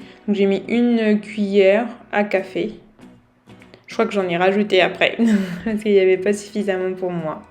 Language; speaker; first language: French; native; French